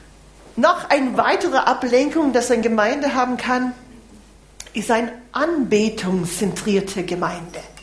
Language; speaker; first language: German; non-native, fluent; English